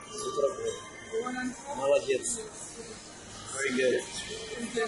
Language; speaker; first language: Russian; non-native, fluent; English